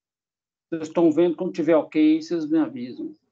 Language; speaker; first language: Portuguese; native; Portuguese